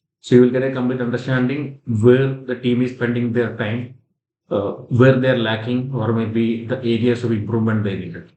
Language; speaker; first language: English; non-native, local second language; Malayalam